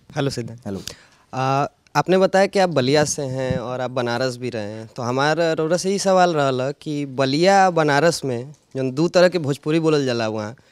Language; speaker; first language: Hindi; native; Hindi